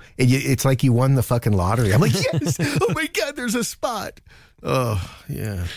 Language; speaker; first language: English; native; English